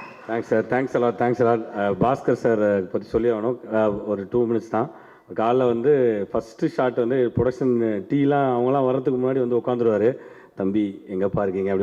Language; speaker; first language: Tamil; native; Tamil